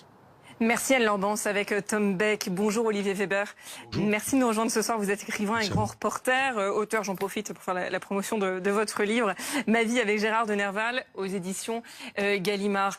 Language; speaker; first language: French; native; French